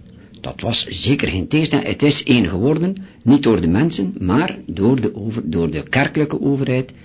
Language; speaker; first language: Dutch; native; Dutch